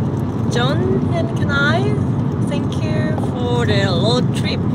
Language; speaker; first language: English; non-native, learner; Japanese